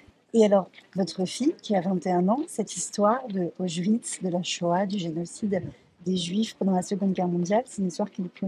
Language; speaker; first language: French; native; French